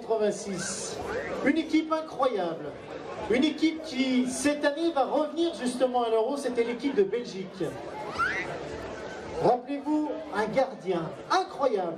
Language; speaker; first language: French; native; French